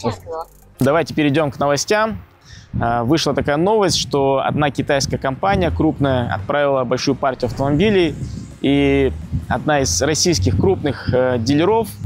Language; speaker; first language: Russian; native; Russian